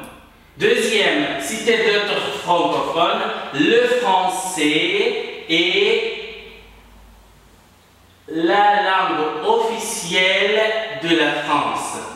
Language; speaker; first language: French; non-native, fluent; Uzbek